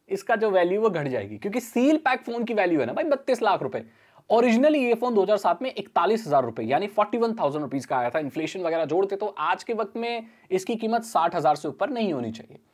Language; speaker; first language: Hindi; native; Hindi